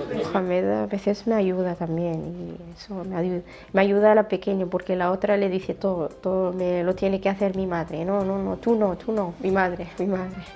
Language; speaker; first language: Spanish; non-native, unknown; Riffian